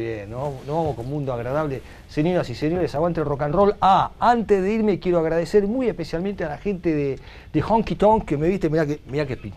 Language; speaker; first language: Spanish; native; Spanish